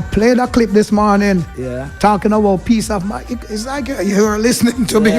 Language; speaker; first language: English; native; English